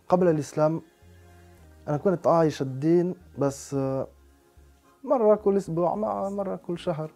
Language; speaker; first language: Arabic; non-native, fluent; French